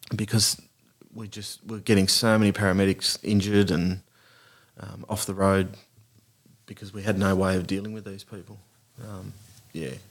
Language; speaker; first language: English; native; English